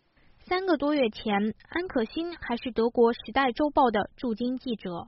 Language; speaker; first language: Chinese; native; Chinese